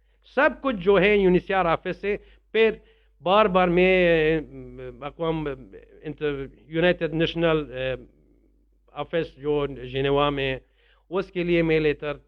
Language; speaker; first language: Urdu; non-native, learner; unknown